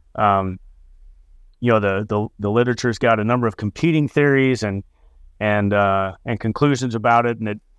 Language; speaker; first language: English; native; English